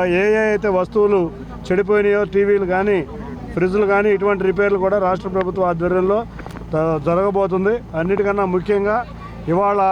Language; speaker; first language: Telugu; native; Telugu